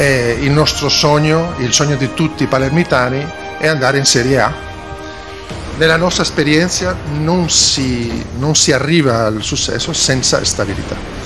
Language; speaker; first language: Italian; non-native, fluent; Spanish